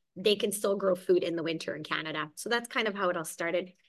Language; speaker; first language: English; early bilingual, other home language; Hungarian